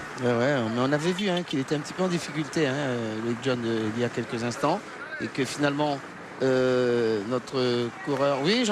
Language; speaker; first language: French; native; French